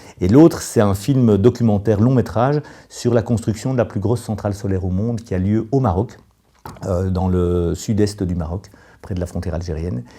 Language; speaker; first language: French; native; French